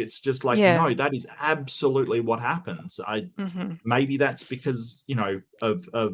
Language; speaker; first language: English; native; English